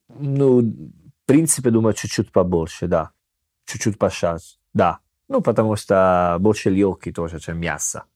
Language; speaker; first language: Russian; non-native, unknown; Italian